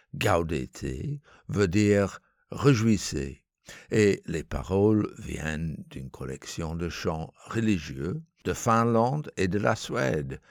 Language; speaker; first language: French; non-native, fluent; English